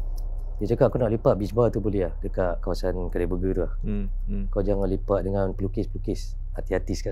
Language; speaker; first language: Malay; native; Malay